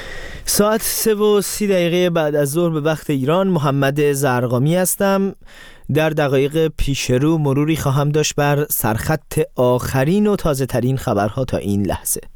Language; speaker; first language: Persian; native; Persian